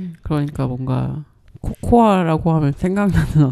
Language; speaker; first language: Korean; native; Korean